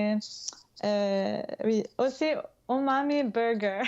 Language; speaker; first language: French; non-native, fluent; English